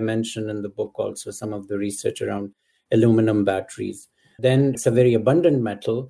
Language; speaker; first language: English; non-native, local second language; Urdu